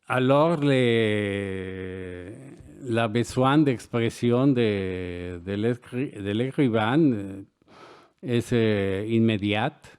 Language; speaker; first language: French; non-native, learner; Spanish